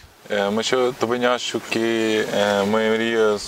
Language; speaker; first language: Portuguese; non-native, learner; Russian